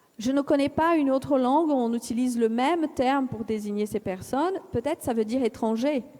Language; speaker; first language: French; non-native, fluent; Portuguese